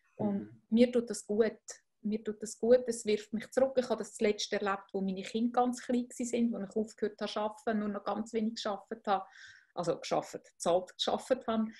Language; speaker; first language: German; native; German